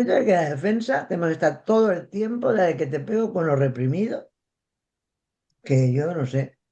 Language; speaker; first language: Spanish; native; Spanish